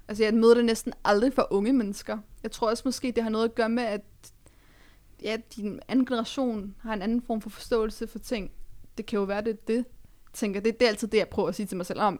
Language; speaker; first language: Danish; early bilingual, other home language; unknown